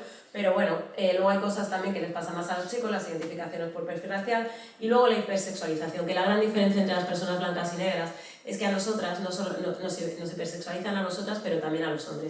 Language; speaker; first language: Spanish; native; Spanish